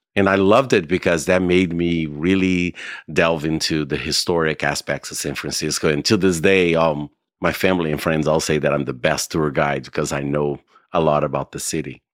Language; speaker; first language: English; non-native, fluent; Portuguese